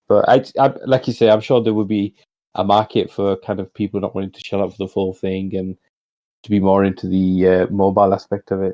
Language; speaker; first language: English; native; English